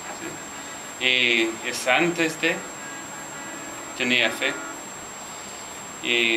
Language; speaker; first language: Spanish; non-native, learner; English